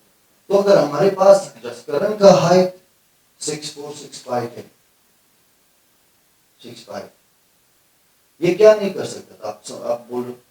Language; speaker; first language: Hindi; non-native, fluent; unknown